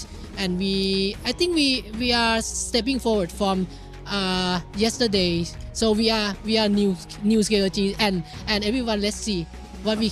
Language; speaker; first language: English; non-native, learner; Thai